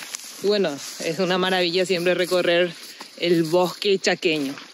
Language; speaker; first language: Spanish; native; Spanish